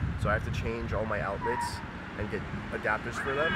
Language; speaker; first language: English; early bilingual, other home language; Turkish